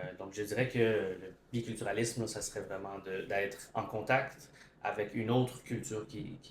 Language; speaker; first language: French; native; French